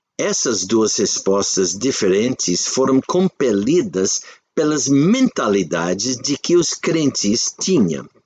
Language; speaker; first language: Portuguese; non-native, fluent; English